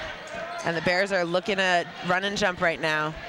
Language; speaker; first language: English; native; English